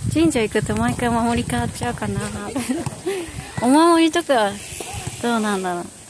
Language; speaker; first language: Japanese; native; Japanese